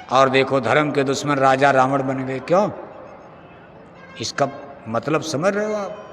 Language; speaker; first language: Hindi; native; Hindi